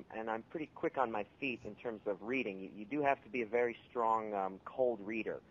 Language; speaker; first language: English; native; English